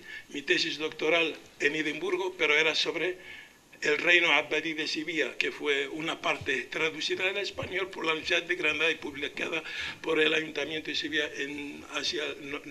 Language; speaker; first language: Spanish; non-native, local second language; Arabic